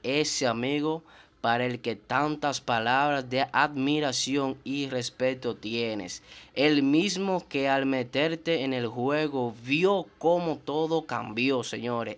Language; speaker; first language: Spanish; native; Spanish